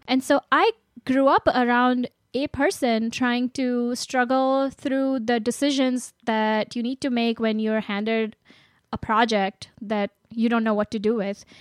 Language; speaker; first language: English; non-native, local second language; Gujarati